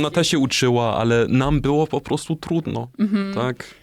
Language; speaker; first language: Polish; non-native, fluent; German